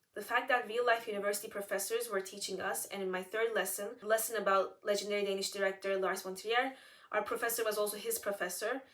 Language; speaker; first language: English; non-native, fluent; Turkish